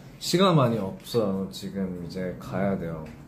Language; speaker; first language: Korean; early bilingual, heritage; English